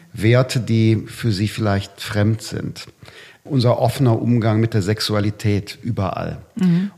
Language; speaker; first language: German; native; German